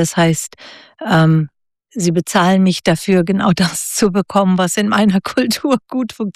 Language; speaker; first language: German; native; German